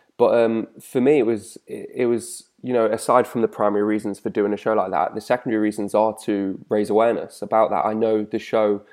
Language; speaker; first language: English; native; English